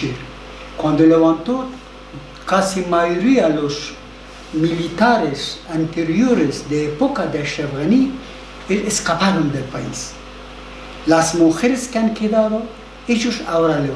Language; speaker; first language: Spanish; non-native, learner; Persian